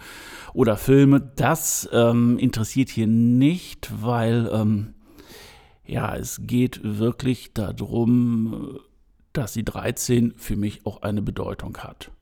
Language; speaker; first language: German; native; German